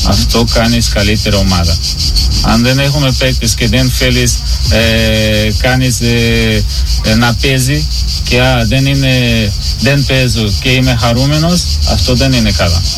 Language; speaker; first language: Greek; non-native, learner; Portuguese